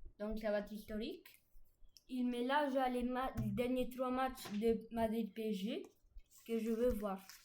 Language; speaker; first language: French; non-native, learner; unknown